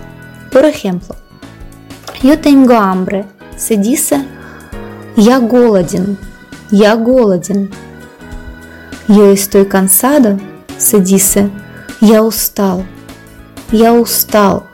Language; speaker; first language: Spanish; non-native, fluent; Russian